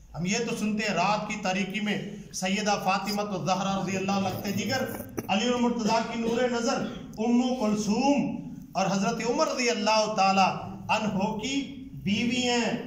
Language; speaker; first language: Urdu; non-native, local second language; Punjabi